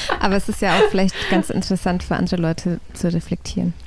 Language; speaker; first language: German; early bilingual, other home language; Polish